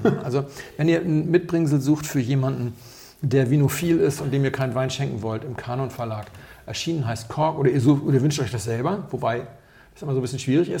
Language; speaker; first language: German; native; German